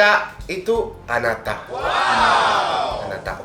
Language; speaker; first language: Indonesian; non-native, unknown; Japanese